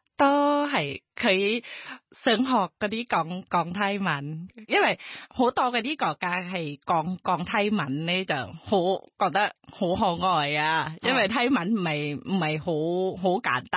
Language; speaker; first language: Cantonese; non-native, fluent; Thai